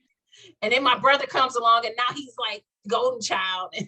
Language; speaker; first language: English; native; English